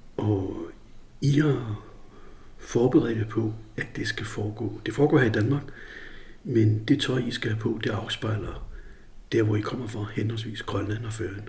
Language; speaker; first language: Danish; native; Danish